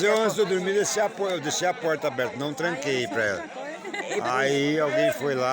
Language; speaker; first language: Portuguese; native; Portuguese